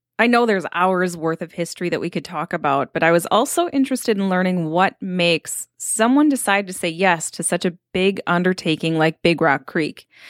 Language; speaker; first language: English; native; English